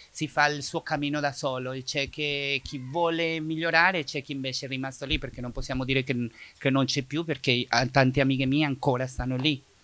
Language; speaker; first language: Italian; non-native, fluent; Spanish